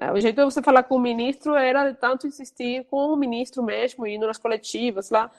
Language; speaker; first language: Portuguese; non-native, fluent; Spanish